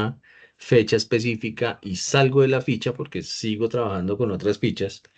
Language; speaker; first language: Spanish; native; Spanish